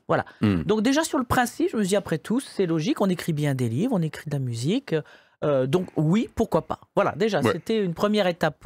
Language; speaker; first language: French; native; French